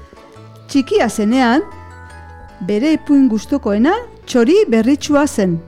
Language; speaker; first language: Basque; native; Basque